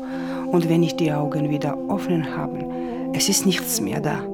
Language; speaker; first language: German; non-native, learner; Georgian